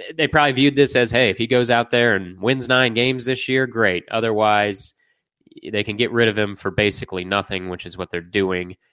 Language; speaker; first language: English; native; English